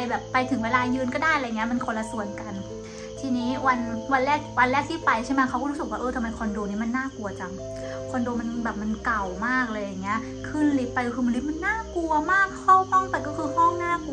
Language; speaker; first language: Thai; native; Thai